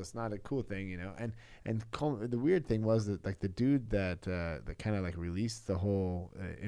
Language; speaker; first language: English; native; English